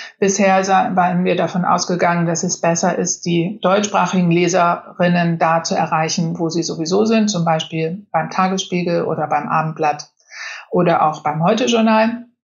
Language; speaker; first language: German; native; German